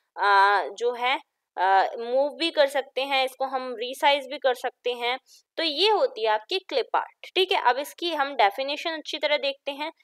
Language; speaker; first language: Hindi; native; Hindi